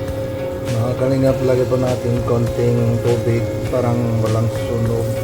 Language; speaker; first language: Filipino; non-native, local second language; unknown